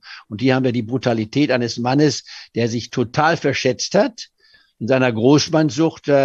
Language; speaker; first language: German; native; German